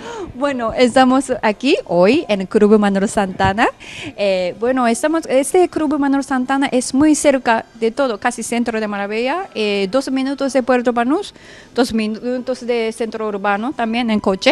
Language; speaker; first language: Spanish; non-native, fluent; Japanese